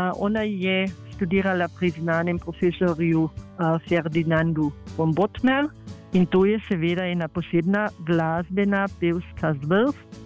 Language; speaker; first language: Slovenian; native; Slovenian